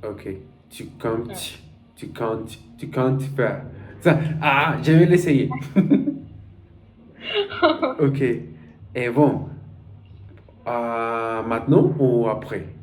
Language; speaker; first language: French; non-native, learner; Spanish